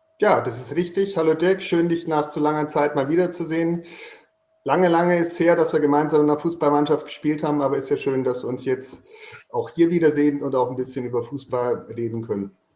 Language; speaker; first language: German; native; German